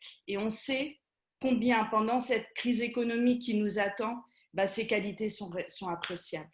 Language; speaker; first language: French; native; French